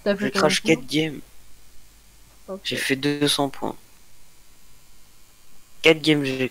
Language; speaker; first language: French; native; French